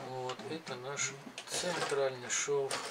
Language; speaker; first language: Russian; native; Russian